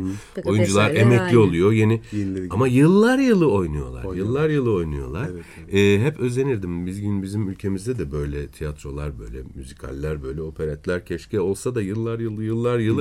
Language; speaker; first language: Turkish; native; Turkish